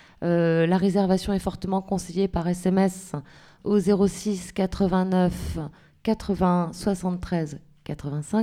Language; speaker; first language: French; native; French